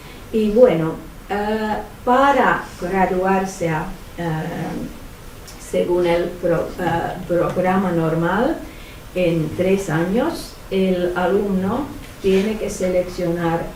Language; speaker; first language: Spanish; non-native, fluent; Finnish